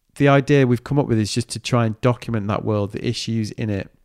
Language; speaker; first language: English; native; English